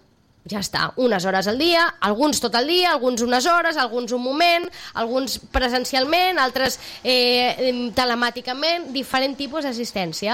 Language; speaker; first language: Catalan; native; Catalan